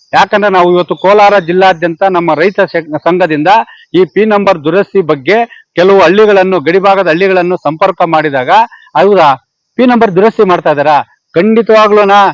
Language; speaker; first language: Kannada; native; Kannada